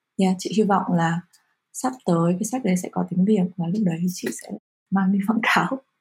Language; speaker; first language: Vietnamese; early bilingual, heritage; Vietnamese